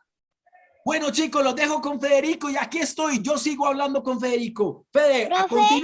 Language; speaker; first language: Spanish; native; Spanish